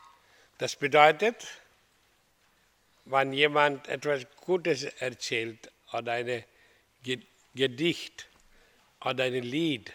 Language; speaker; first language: German; non-native, learner; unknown